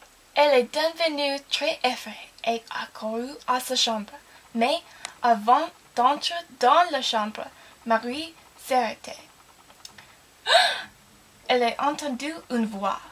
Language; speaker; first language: French; non-native, learner; English